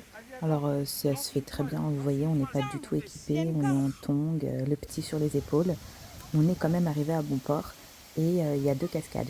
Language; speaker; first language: French; native; French